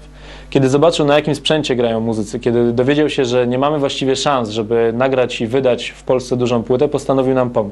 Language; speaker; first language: Polish; native; Polish